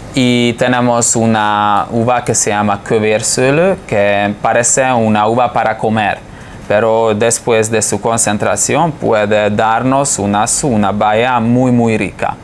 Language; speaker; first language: Spanish; non-native, fluent; Hungarian